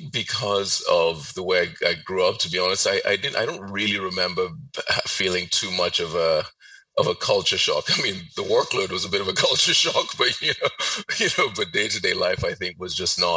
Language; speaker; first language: English; non-native, local second language; Yoruba